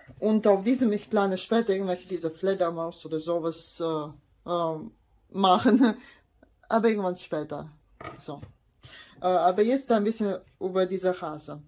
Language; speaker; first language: German; non-native, learner; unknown